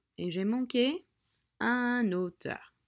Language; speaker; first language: French; non-native, fluent; English